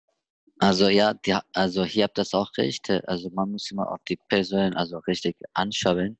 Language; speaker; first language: German; non-native, learner; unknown